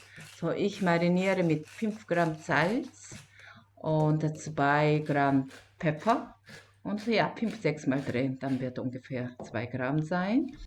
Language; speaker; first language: German; non-native, fluent; Korean